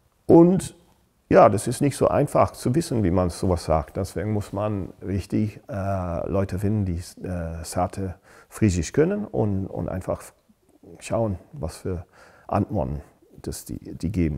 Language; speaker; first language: German; non-native, fluent; English